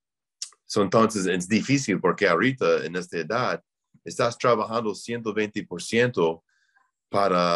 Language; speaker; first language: Spanish; non-native, learner; English